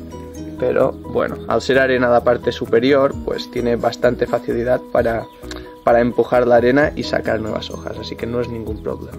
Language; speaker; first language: Spanish; native; Spanish